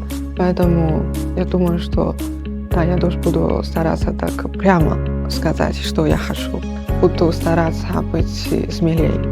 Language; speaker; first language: Russian; non-native, fluent; Chinese